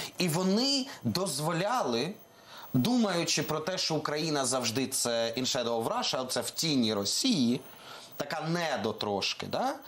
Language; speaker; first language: Ukrainian; non-native, local second language; Russian